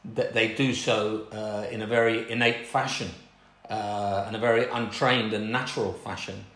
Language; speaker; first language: English; native; English